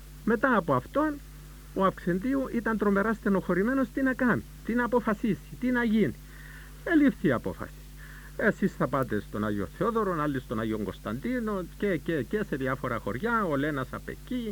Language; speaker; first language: Greek; native; Greek